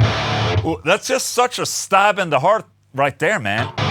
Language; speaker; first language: English; non-native, fluent; Swedish